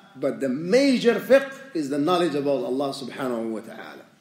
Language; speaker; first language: English; native; English